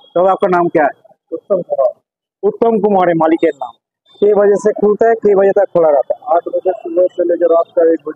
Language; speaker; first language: Hindi; non-native, local second language; Bangla